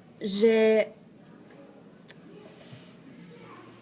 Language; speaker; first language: French; non-native, learner; Persian